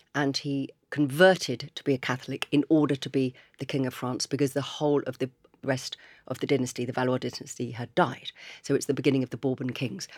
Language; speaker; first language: English; native; English